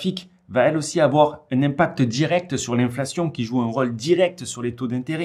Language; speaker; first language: French; native; French